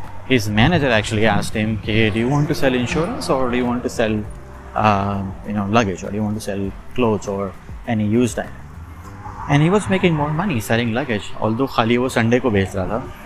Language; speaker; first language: English; non-native, local second language; Urdu